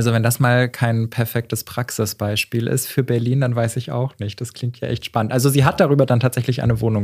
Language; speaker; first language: German; native; German